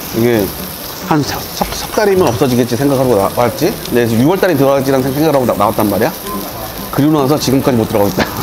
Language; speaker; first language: Korean; native; Korean